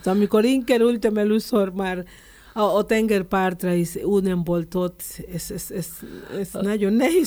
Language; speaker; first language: Hungarian; non-native, learner; Spanish